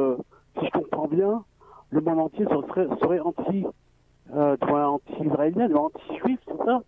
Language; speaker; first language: French; native; French